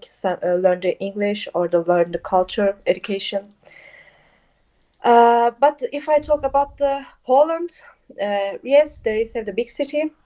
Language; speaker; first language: English; non-native, local second language; Turkish